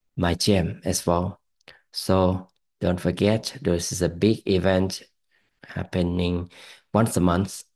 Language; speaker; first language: English; non-native, fluent; Thai